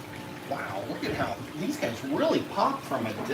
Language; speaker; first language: English; native; English